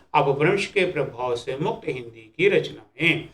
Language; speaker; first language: Hindi; non-native, local second language; Telugu